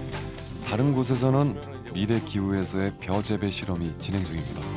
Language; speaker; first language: Korean; native; Korean